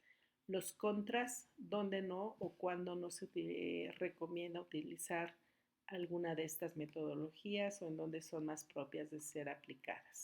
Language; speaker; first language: Spanish; native; Spanish